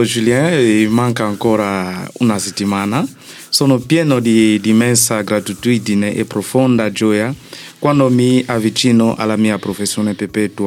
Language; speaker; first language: Italian; non-native, learner; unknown